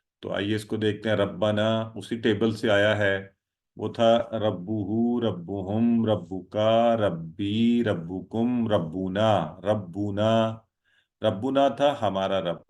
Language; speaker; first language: Urdu; native; Urdu